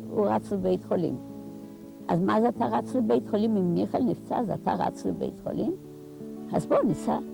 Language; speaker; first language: Hebrew; non-native, fluent; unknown